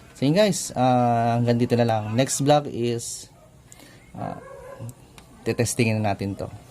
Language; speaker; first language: Filipino; non-native, local second language; Bikol